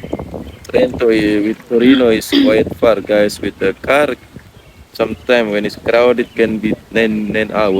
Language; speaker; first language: English; non-native, learner; Indonesian